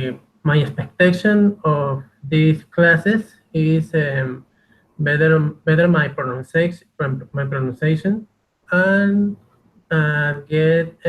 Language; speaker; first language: English; non-native, learner; Spanish